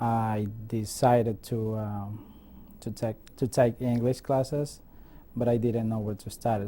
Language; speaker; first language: English; non-native, fluent; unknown